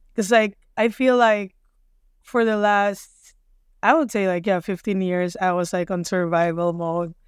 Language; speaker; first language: English; non-native, local second language; Filipino